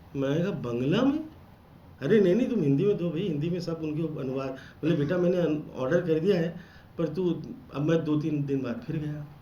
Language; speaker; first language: Hindi; non-native, local second language; Bangla